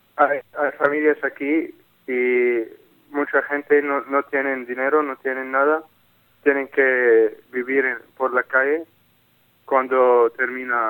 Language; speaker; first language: Spanish; non-native, learner; Arabic